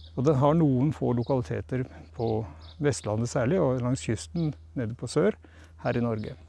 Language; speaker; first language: Norwegian; native; Norwegian